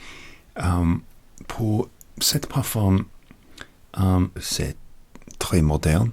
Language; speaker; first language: French; non-native, learner; English